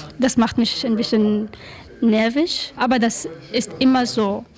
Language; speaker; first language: German; non-native, learner; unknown